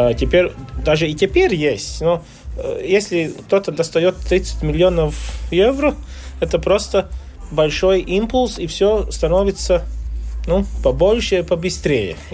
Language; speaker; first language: Russian; non-native, local second language; Latvian